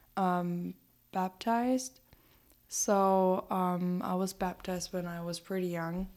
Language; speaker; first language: English; non-native, fluent; German